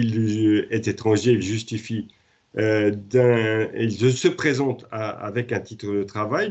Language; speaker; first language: French; native; French